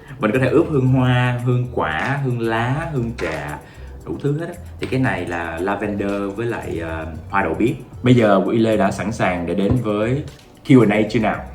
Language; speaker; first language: Vietnamese; non-native, fluent; English